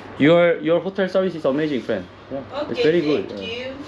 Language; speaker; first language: English; non-native, learner; Korean